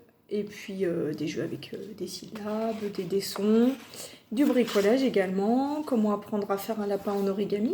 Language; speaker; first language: French; native; French